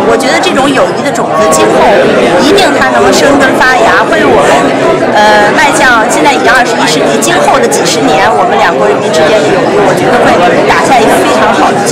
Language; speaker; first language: Chinese; native; Chinese